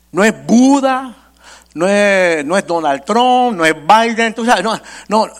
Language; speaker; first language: Spanish; early bilingual, heritage; Spanish